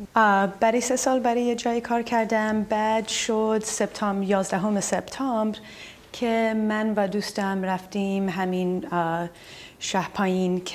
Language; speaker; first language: Persian; early bilingual, heritage; Persian